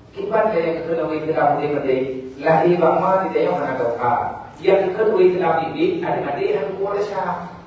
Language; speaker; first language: Malay; non-native, local second language; Achinese